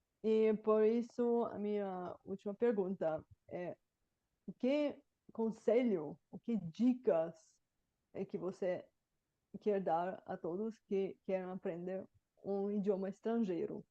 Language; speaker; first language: Portuguese; non-native, fluent; Bulgarian